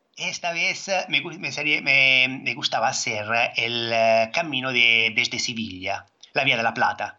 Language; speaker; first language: Spanish; non-native, fluent; Italian